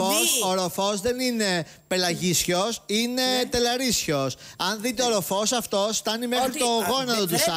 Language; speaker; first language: Greek; native; Greek